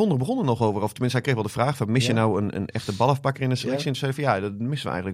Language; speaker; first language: Dutch; native; Dutch